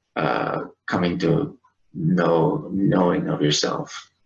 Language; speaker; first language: English; native; English